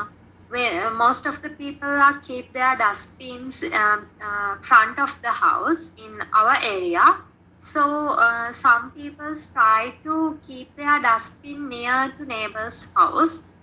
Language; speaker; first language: English; non-native, learner; Sinhala